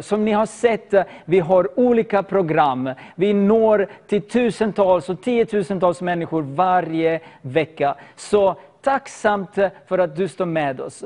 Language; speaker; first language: Swedish; non-native, fluent; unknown